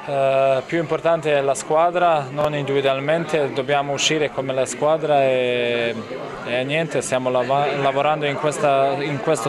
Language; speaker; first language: Italian; non-native, learner; Bosnian